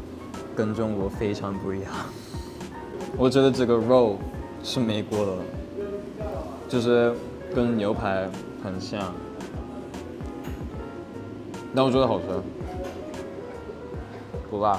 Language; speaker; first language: Chinese; non-native, fluent; English